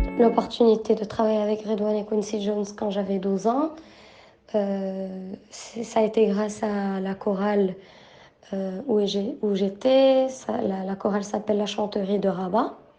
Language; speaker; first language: French; non-native, local second language; Arabic